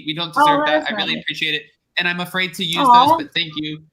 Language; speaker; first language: English; native; English